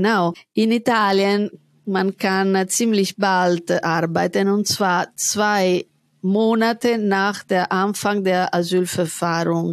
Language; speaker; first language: German; non-native, fluent; Italian